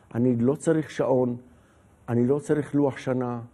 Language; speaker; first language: Hebrew; native; Hebrew